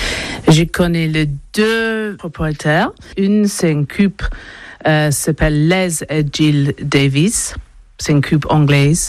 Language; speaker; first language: French; non-native, learner; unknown